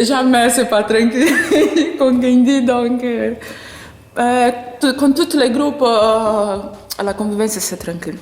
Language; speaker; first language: French; non-native, learner; Portuguese